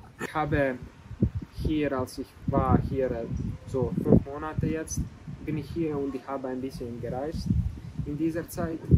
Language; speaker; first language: German; non-native, learner; Bosnian